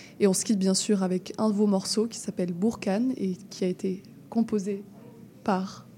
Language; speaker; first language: French; native; French